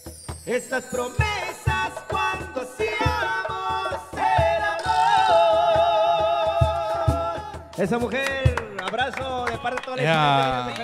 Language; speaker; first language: Spanish; native; Spanish